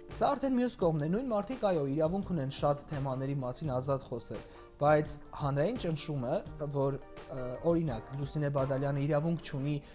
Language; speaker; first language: Armenian; native; Armenian